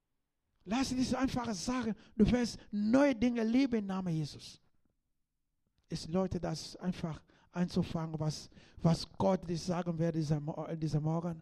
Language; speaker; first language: German; non-native, learner; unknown